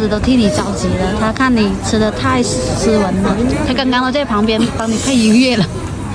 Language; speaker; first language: Chinese; native; Chinese